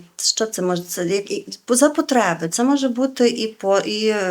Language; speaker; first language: Ukrainian; native; Ukrainian